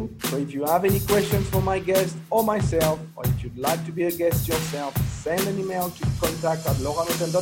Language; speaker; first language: English; non-native, fluent; French